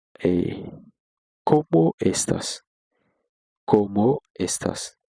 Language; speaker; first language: Spanish; non-native, fluent; Haitian Creole